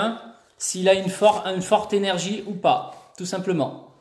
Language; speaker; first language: French; native; French